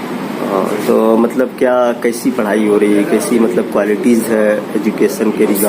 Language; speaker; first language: Hindi; native; Hindi